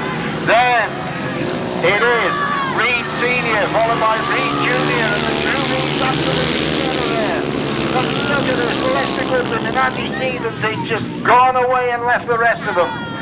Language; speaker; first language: English; native; English